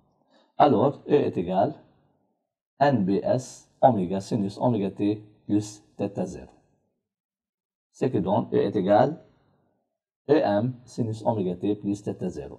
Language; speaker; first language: French; non-native, local second language; Arabic